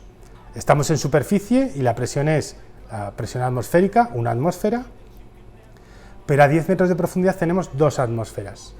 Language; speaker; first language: Spanish; native; Spanish